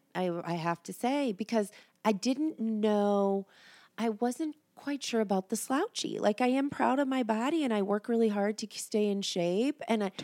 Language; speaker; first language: English; native; English